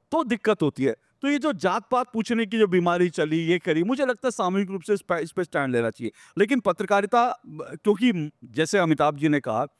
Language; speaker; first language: Hindi; native; Hindi